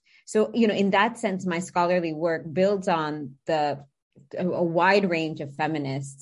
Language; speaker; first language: English; native; English